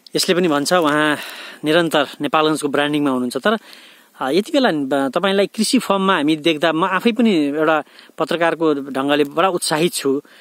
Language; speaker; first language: Nepali; native; Nepali